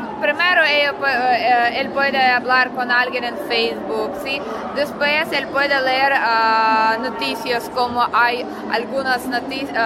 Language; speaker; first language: Spanish; non-native, learner; Russian